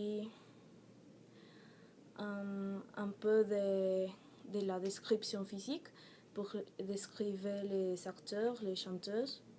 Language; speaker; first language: French; non-native, learner; Spanish